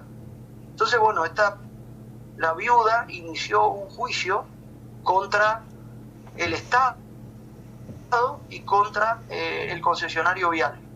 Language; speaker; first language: Spanish; native; Spanish